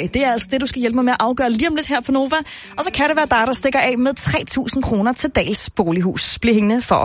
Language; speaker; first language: Danish; native; Danish